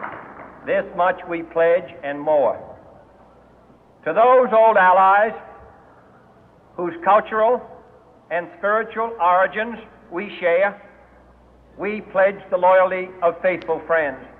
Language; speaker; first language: English; native; English